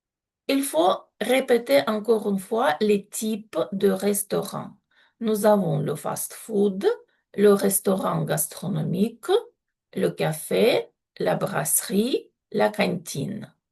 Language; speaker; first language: French; non-native, fluent; Ukrainian